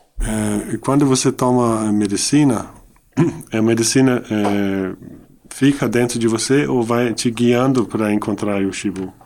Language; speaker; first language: Portuguese; non-native, fluent; Dutch